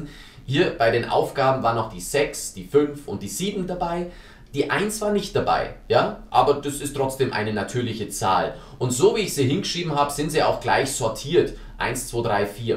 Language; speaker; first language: German; native; German